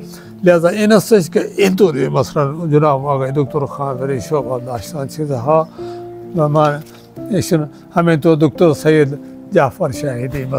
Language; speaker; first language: Persian; non-native, fluent; Punjabi